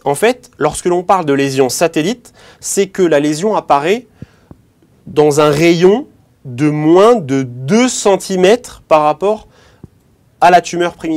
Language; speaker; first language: French; native; French